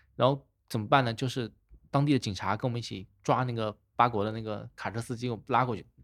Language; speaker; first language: Chinese; native; Chinese